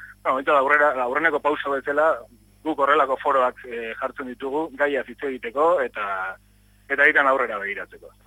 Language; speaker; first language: Basque; native; Basque